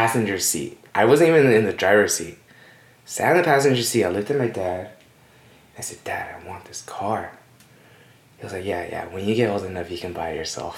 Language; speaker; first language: English; native; English